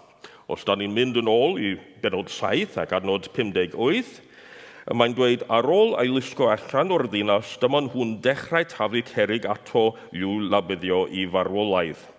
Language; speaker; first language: Welsh; non-native, fluent; English